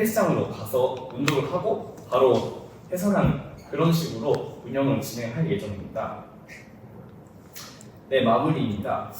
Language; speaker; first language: Korean; non-native, fluent; Japanese